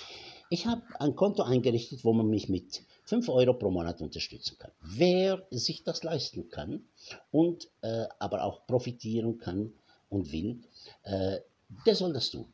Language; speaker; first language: German; non-native, fluent; Arabic